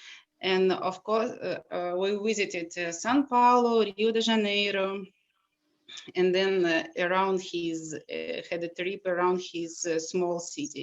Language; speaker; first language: English; non-native, learner; Russian